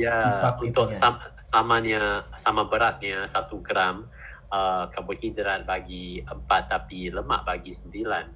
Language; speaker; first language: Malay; non-native, fluent; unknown